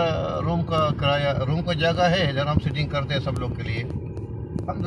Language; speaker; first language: Hindi; non-native, learner; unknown